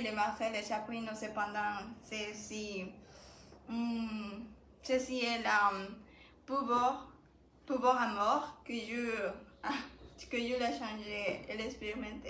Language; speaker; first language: French; non-native, learner; Spanish